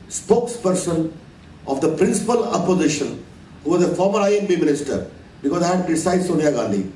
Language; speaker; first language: English; non-native, local second language; Hindi